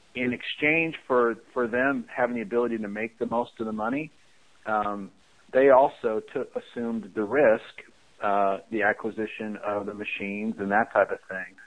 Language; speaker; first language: English; native; English